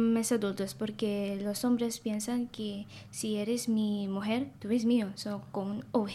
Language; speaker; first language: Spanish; non-native, learner; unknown